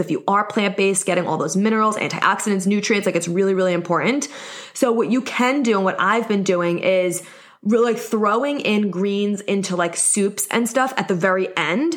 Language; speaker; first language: English; native; English